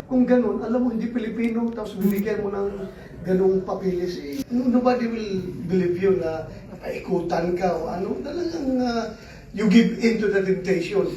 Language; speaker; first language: Filipino; native; Filipino